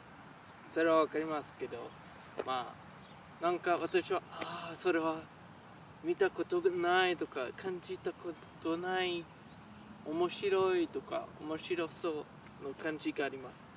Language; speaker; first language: Japanese; non-native, learner; French